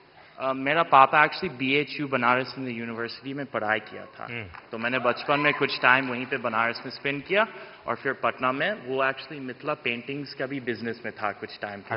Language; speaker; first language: Hindi; early bilingual, heritage; Hindi